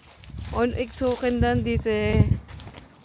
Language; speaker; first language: German; non-native, learner; Filipino